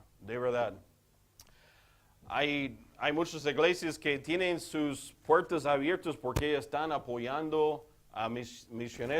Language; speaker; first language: Spanish; non-native, fluent; English